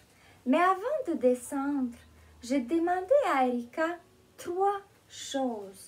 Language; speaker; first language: French; non-native, fluent; Romanian